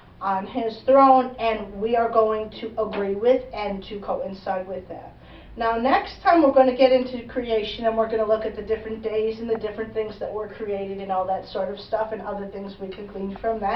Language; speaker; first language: English; native; English